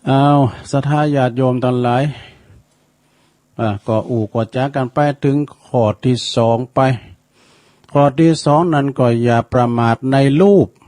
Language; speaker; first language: Thai; non-native, local second language; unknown